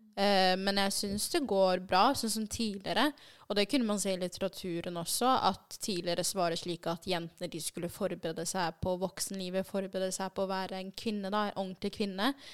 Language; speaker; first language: Norwegian; early bilingual, other home language; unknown